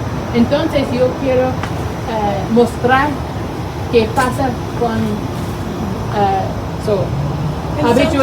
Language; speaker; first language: Spanish; non-native, learner; English